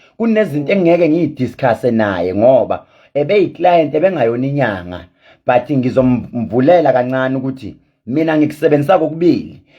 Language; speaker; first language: Zulu; native; Zulu